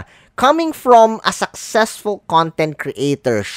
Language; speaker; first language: English; non-native, local second language; Filipino